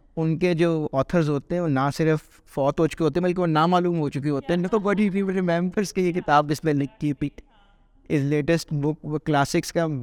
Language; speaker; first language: Urdu; native; Urdu